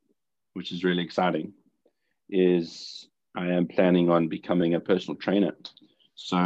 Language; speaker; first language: English; native; English